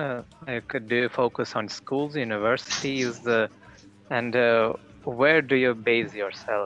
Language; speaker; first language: English; non-native, fluent; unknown